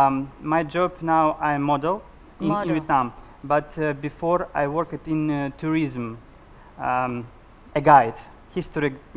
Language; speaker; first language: English; non-native, learner; Russian